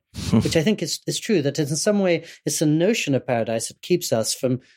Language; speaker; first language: English; native; English